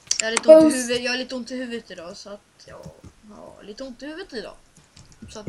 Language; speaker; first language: Swedish; native; Swedish